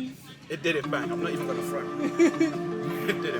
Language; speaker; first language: English; native; English